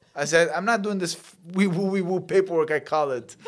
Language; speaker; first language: English; early bilingual, other home language; Italian